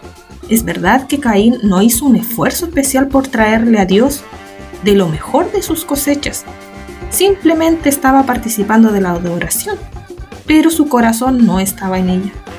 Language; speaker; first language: Spanish; native; Spanish